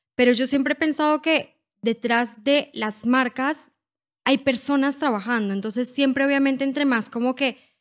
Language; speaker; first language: Spanish; native; Spanish